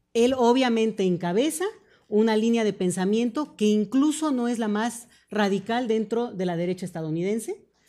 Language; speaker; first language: Spanish; native; Spanish